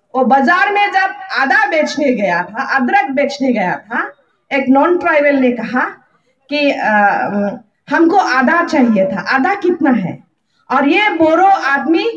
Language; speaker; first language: Hindi; non-native, local second language; Bodo